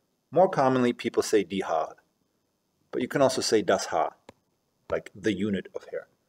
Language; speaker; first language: English; native; English